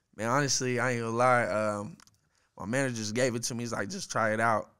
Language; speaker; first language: English; native; English